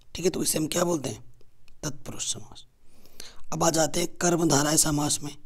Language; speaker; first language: Hindi; native; Hindi